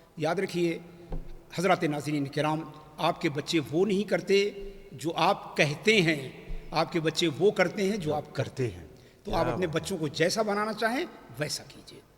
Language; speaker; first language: Urdu; native; Urdu